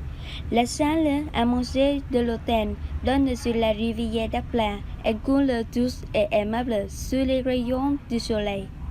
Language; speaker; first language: French; non-native, learner; Vietnamese